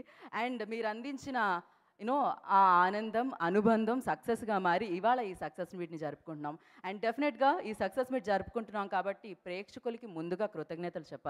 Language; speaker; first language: Telugu; native; Telugu